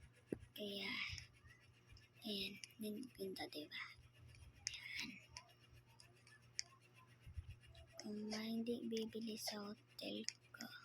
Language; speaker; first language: Filipino; non-native, local second language; Cebuano